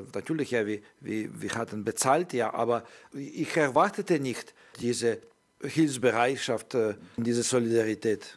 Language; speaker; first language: German; non-native, learner; Ukrainian